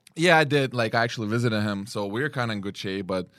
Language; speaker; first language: English; early bilingual, other home language; Lithuanian